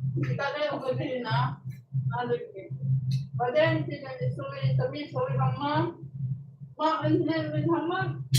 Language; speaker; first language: Arabic; non-native, learner; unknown